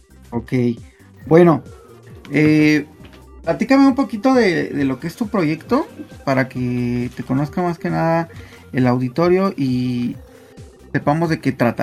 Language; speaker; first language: Spanish; native; Spanish